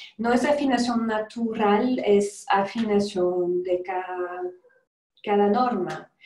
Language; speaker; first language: Spanish; non-native, fluent; French